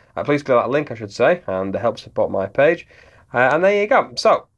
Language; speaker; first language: English; native; English